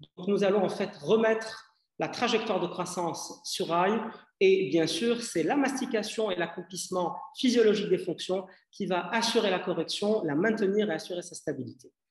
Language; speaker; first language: French; non-native, local second language; Arabic